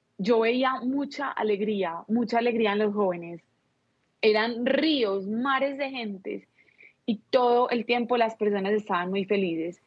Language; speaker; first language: Spanish; native; Spanish